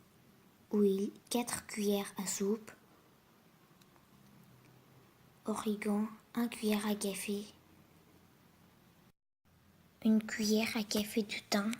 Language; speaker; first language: French; non-native, learner; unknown